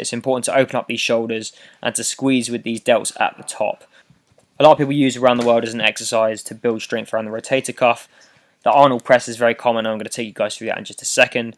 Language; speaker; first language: English; native; English